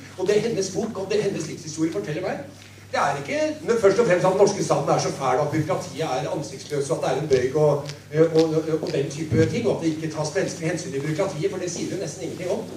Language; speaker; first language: Norwegian; native; Norwegian